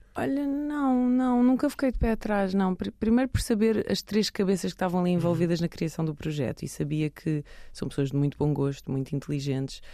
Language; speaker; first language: Portuguese; early bilingual, heritage; Portuguese